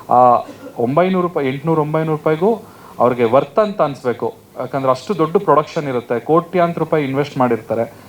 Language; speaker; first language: Kannada; native; Kannada